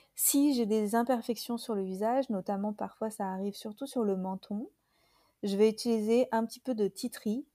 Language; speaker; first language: French; native; French